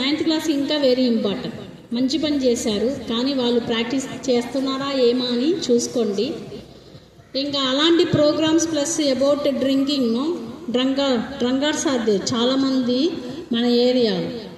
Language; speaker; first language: Telugu; non-native, local second language; Tamil